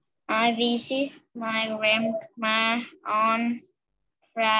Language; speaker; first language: English; non-native, learner; Vietnamese